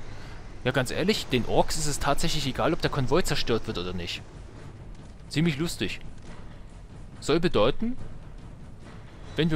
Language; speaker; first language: German; native; German